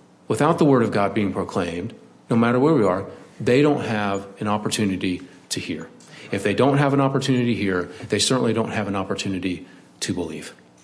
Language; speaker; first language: English; native; English